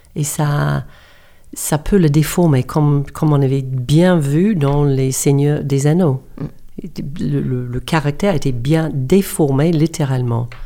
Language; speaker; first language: French; non-native, fluent; English